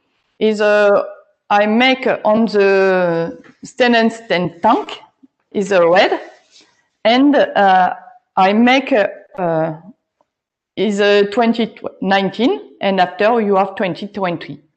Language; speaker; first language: English; non-native, learner; French